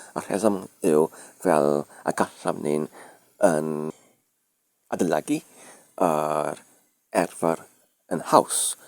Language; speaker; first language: Welsh; non-native, learner; Dutch